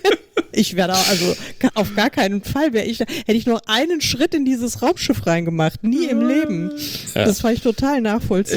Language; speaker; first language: German; native; German